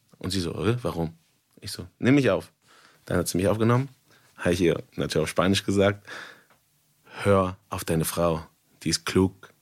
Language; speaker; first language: German; non-native, fluent; Spanish